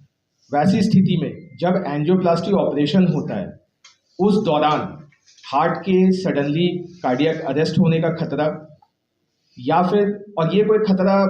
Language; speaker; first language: Hindi; native; Hindi